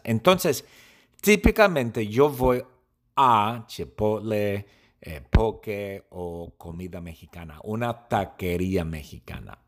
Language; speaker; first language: Spanish; non-native, learner; English